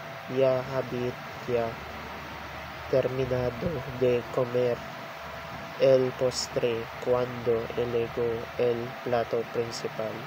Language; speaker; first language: Spanish; non-native, learner; Filipino